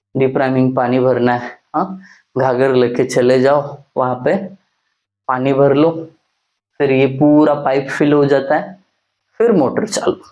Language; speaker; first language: Hindi; non-native, local second language; Marathi